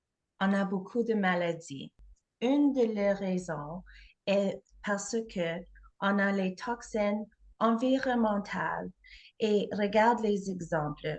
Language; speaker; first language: French; non-native, fluent; English